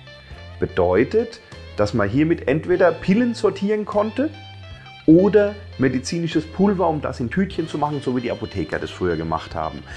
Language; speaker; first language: German; native; German